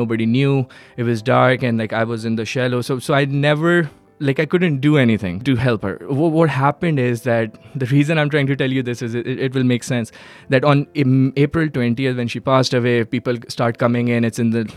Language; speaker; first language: English; non-native, local second language; Urdu